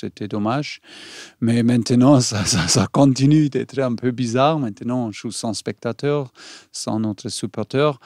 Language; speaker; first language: French; non-native, learner; German